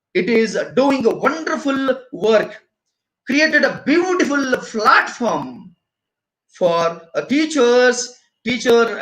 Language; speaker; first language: English; non-native, local second language; Kannada